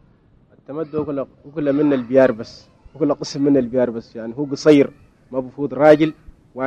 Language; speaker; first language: Arabic; native; Arabic